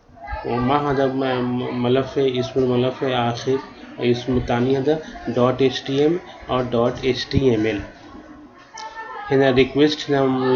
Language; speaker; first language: Arabic; non-native, learner; Urdu